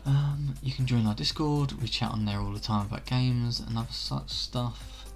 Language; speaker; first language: English; native; English